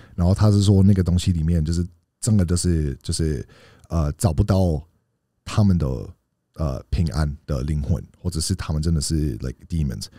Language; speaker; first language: Chinese; early bilingual, heritage; Chinese